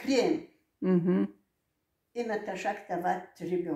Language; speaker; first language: Russian; non-native, local second language; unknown